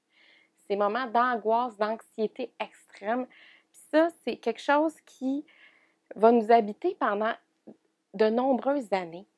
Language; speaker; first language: French; native; French